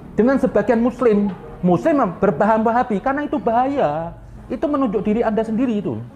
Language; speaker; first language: Indonesian; native; Indonesian